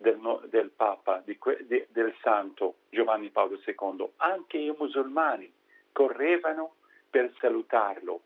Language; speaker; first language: Italian; non-native, fluent; Arabic